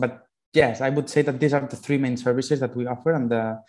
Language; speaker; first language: English; non-native, fluent; Spanish